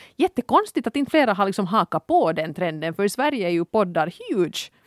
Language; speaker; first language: Swedish; native; Swedish